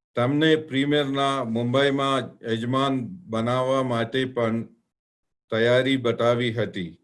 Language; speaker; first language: Gujarati; non-native, learner; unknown